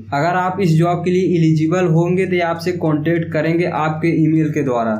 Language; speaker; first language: Hindi; native; Hindi